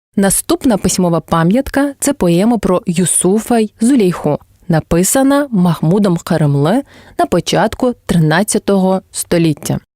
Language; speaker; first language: Ukrainian; non-native, local second language; Crimean Tatar